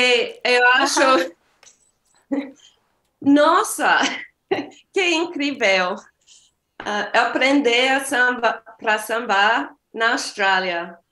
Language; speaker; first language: Portuguese; non-native, learner; English